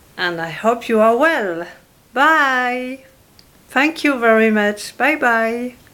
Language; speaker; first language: English; non-native, learner; French